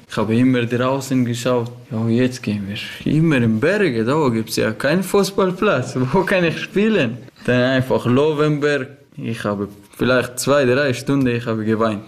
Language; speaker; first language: German; non-native, learner; Persian